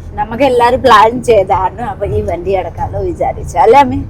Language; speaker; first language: Malayalam; non-native, learner; Nepali